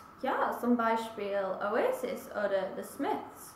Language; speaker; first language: German; non-native, learner; English